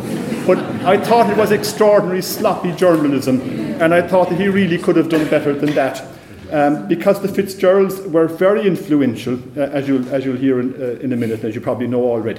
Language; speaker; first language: English; native; English